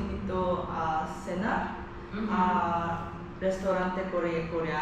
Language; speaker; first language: Spanish; non-native, learner; Korean